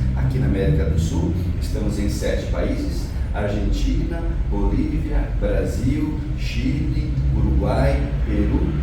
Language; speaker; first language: Portuguese; native; Portuguese